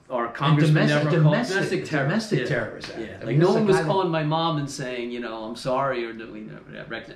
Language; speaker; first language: English; native; English